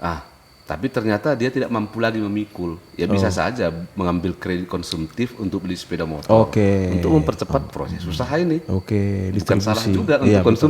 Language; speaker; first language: Indonesian; native; Indonesian